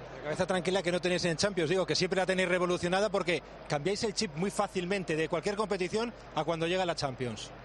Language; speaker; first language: Spanish; native; Spanish